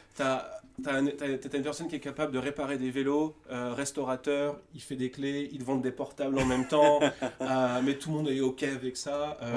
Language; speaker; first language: French; native; French